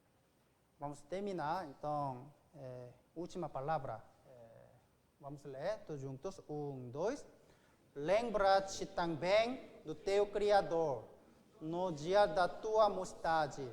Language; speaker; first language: Portuguese; non-native, fluent; Korean